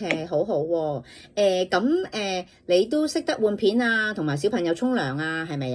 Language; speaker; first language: Cantonese; native; Cantonese